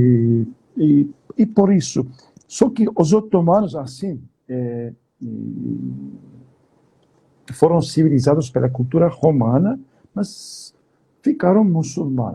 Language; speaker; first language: Portuguese; non-native, fluent; Turkish